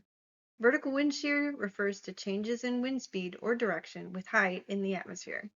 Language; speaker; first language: English; native; English